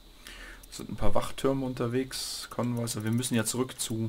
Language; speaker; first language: German; native; German